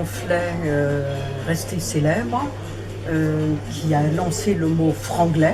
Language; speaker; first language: French; native; French